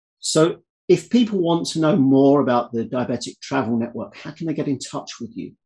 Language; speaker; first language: English; native; English